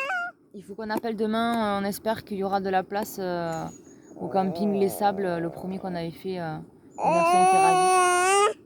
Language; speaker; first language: French; native; French